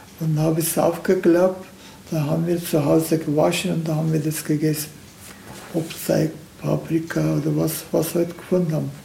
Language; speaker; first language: German; non-native, learner; Turkish